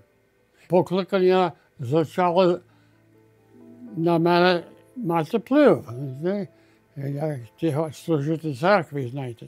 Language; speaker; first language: Ukrainian; early bilingual, heritage; Ukrainian